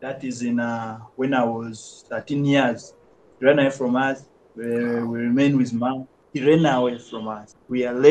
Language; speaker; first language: English; non-native, local second language; Ganda